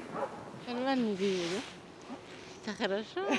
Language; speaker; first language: Russian; non-native, fluent; French